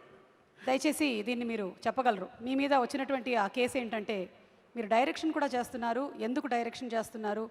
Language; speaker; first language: Telugu; native; Telugu